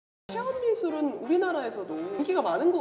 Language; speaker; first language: Korean; native; Korean